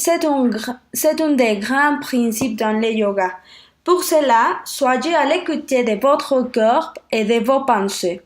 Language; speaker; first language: French; non-native, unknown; Spanish